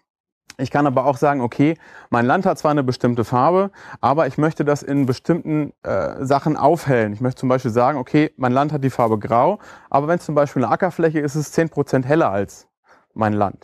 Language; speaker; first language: German; native; German